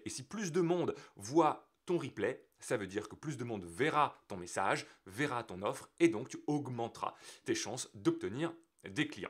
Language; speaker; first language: French; native; French